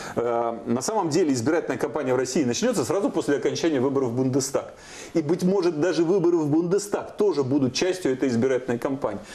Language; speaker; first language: Russian; native; Russian